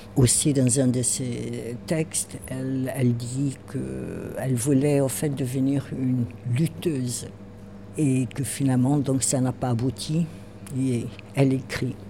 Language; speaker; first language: French; non-native, fluent; Portuguese